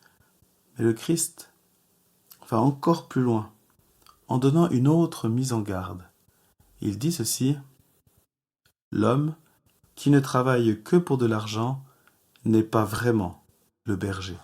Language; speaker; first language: French; native; French